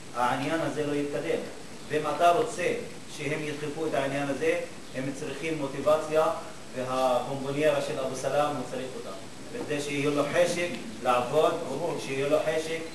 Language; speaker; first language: Hebrew; non-native, local second language; Arabic